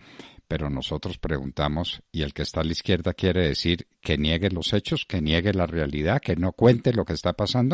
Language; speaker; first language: Spanish; native; Spanish